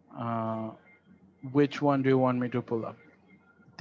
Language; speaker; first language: English; non-native, fluent; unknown